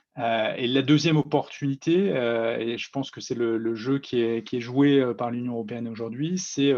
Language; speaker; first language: French; native; French